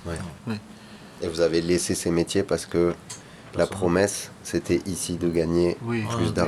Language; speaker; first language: French; native; French